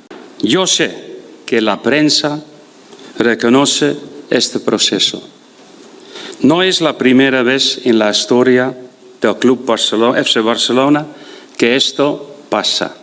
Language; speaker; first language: Spanish; non-native, fluent; Dutch